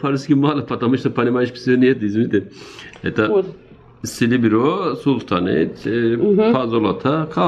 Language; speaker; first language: Russian; non-native, learner; Turkish